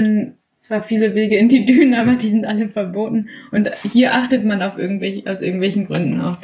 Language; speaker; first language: German; native; German